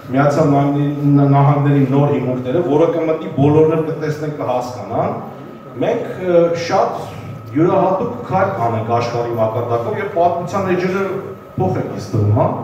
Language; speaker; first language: Armenian; native; Armenian